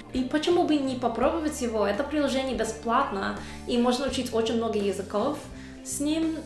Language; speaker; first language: Russian; non-native, fluent; English